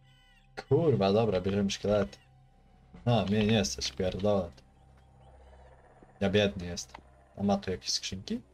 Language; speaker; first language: Polish; native; Polish